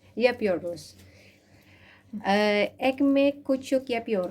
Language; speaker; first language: Turkish; non-native, learner; Indonesian